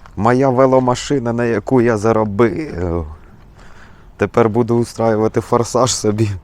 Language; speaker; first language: Ukrainian; native; Ukrainian